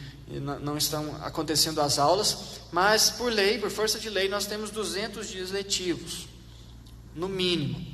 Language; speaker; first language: Portuguese; native; Portuguese